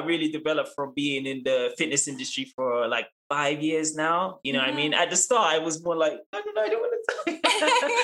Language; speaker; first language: English; native; English